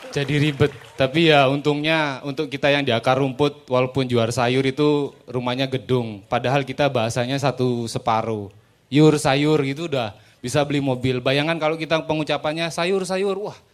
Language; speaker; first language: Indonesian; non-native, local second language; Madurese